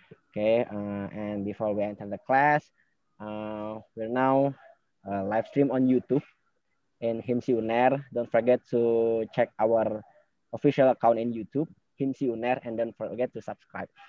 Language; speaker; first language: English; non-native, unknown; Indonesian